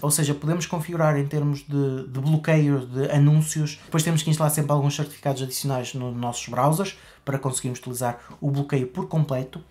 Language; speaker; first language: Portuguese; native; Portuguese